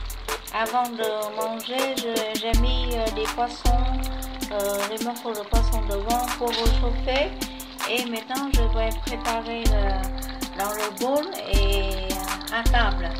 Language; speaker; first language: French; non-native, fluent; Vietnamese